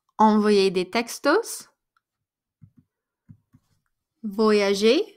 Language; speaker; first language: French; non-native, fluent; English